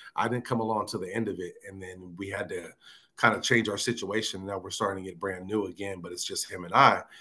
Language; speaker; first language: English; native; English